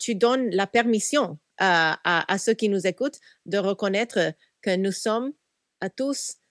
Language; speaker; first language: French; non-native, fluent; Korean